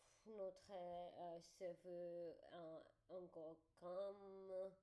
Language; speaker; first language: French; non-native, learner; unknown